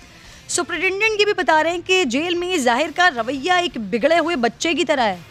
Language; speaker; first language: Urdu; native; Urdu